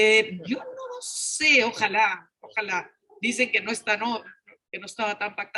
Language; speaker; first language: Spanish; native; Spanish